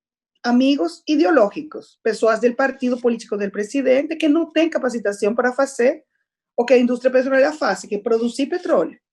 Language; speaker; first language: Portuguese; non-native, fluent; Spanish